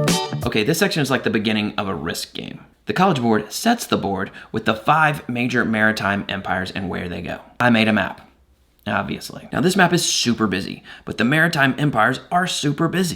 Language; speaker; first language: English; native; English